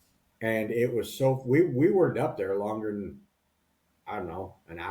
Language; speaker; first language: English; native; English